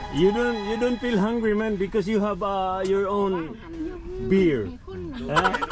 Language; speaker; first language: English; non-native, learner; Filipino